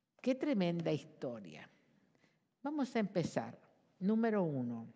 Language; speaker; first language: Spanish; native; Spanish